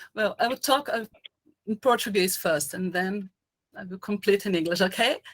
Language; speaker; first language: English; non-native, fluent; Portuguese